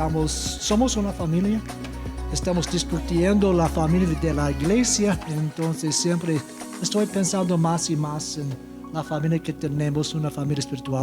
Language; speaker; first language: Spanish; non-native, learner; English